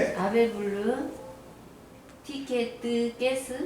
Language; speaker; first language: French; non-native, learner; Korean